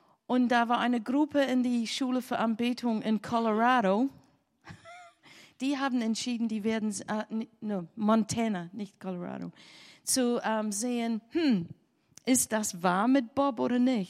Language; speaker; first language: German; non-native, learner; English